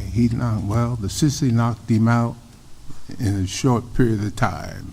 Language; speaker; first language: English; native; English